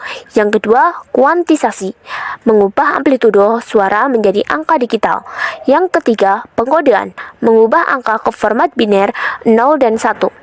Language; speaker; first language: Indonesian; native; Indonesian